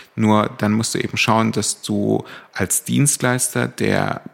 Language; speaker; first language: German; native; German